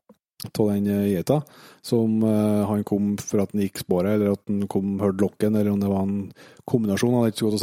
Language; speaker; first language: Norwegian; native; Norwegian